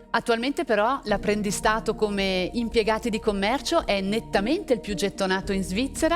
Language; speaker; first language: Italian; native; Italian